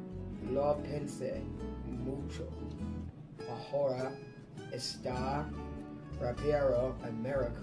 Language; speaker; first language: Spanish; non-native, learner; English